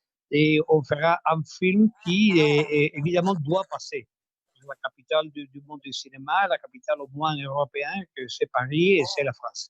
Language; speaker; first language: French; non-native, fluent; Spanish